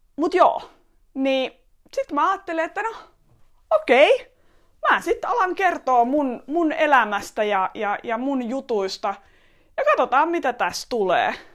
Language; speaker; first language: Finnish; early bilingual, other home language; Estonian